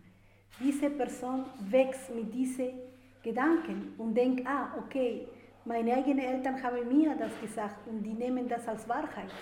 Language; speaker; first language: German; non-native, fluent; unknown